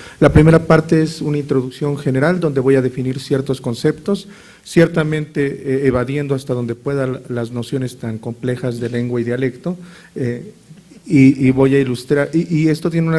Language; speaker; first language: Spanish; native; Spanish